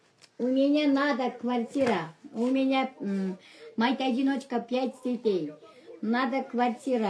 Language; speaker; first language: Russian; non-native, local second language; Kyrgyz